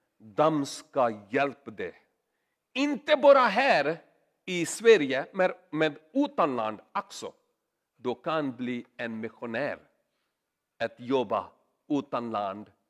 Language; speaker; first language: Swedish; non-native, learner; Urdu